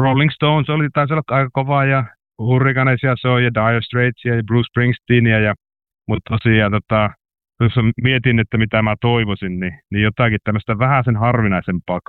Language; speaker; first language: Finnish; native; Finnish